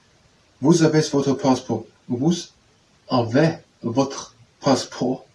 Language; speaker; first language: French; non-native, learner; English